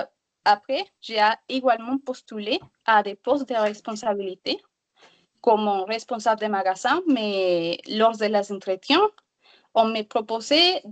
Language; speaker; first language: French; non-native, learner; Spanish